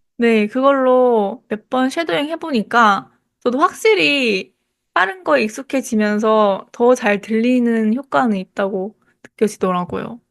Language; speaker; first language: Korean; native; Korean